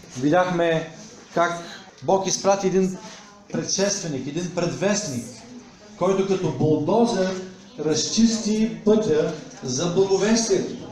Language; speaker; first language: Bulgarian; native; Bulgarian